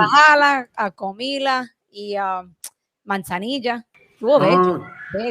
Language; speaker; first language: Spanish; early bilingual, heritage; English